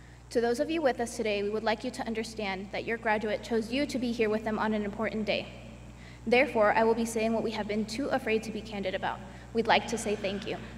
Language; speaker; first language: English; early bilingual, other home language; Spanish